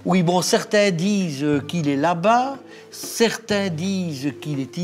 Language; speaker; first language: French; native; French